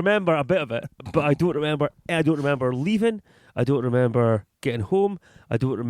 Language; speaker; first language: English; native; English